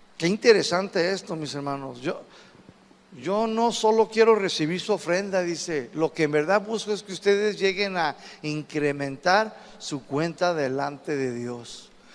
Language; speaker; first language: Spanish; early bilingual, heritage; Spanish